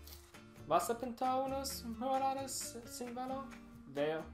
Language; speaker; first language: Spanish; non-native, learner; English